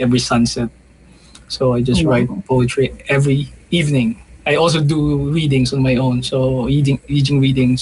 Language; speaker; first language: English; non-native, local second language; Filipino